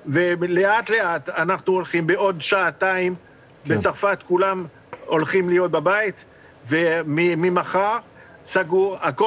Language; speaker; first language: Hebrew; non-native, fluent; French